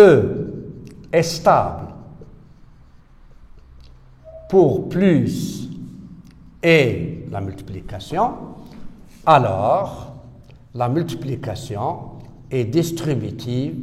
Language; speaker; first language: French; non-native, local second language; Arabic